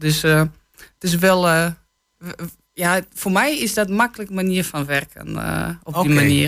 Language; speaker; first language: Dutch; non-native, fluent; Polish